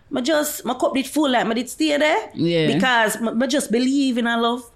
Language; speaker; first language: English; non-native, local second language; Jamaican Creole English